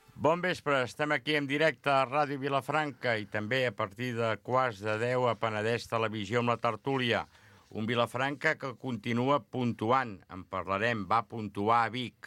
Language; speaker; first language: Catalan; native; Catalan